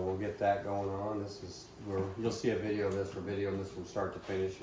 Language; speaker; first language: English; native; English